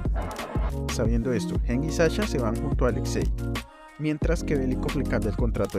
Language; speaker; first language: Spanish; native; Spanish